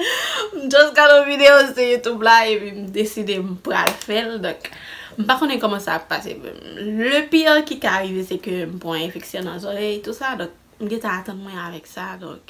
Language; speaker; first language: French; non-native, local second language; Haitian Creole